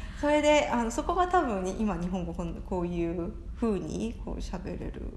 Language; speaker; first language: Japanese; non-native, fluent; Korean